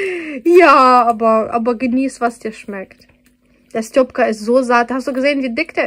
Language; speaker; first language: German; non-native, fluent; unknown